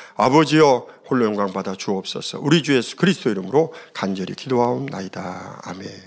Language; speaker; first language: Korean; native; Korean